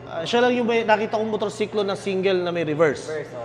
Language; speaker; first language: Filipino; native; Filipino